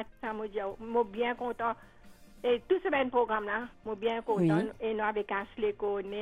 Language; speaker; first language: French; non-native, local second language; Morisyen